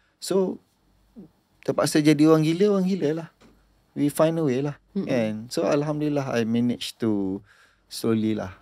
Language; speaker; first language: Malay; native; Malay